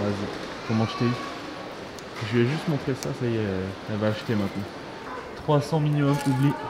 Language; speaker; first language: French; native; French